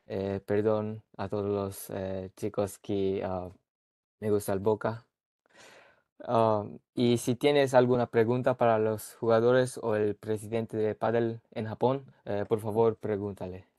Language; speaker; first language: Spanish; early bilingual, heritage; Japanese